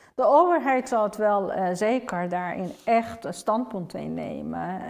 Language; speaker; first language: Dutch; non-native, fluent; Persian